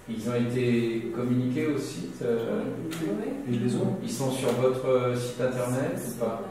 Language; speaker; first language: French; native; French